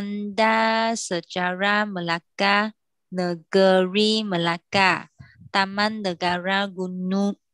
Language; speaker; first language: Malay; non-native, learner; Vietnamese